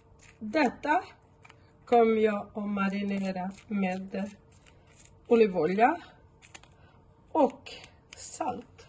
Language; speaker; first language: Swedish; non-native, fluent; Portuguese